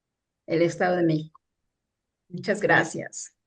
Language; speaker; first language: Spanish; native; Spanish